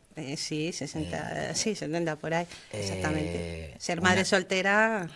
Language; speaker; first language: Spanish; early bilingual, heritage; German